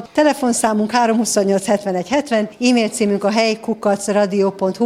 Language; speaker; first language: Hungarian; native; Hungarian